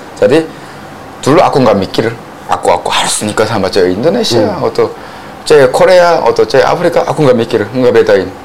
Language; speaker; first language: Indonesian; non-native, fluent; Korean